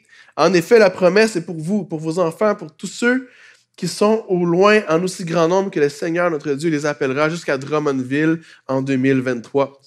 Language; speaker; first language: French; native; French